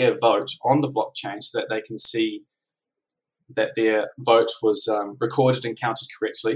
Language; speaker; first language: English; native; English